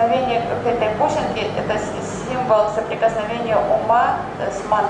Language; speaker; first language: Russian; native; Russian